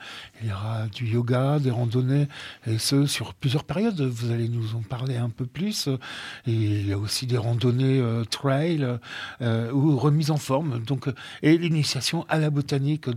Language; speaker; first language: French; native; French